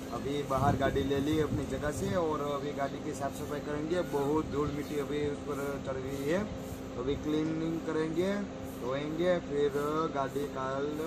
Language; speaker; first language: Hindi; non-native, local second language; Gujarati